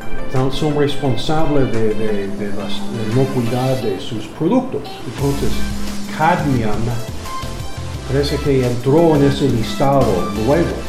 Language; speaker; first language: Spanish; non-native, learner; English